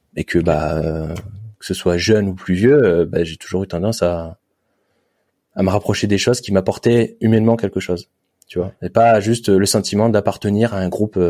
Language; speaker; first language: French; native; French